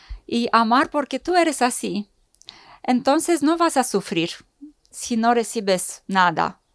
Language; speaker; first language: Spanish; non-native, fluent; Romanian